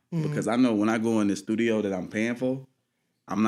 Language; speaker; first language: English; native; English